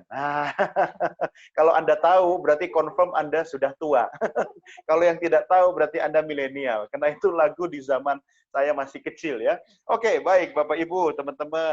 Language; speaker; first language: Indonesian; native; Indonesian